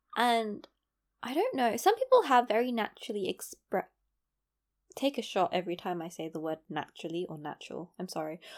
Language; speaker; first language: English; native; English